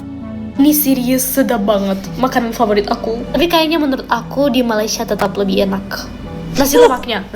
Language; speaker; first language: Indonesian; non-native, fluent; German